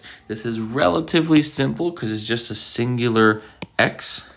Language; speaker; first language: English; native; English